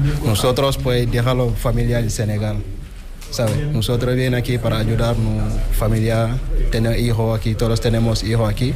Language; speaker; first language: Spanish; non-native, learner; Wolof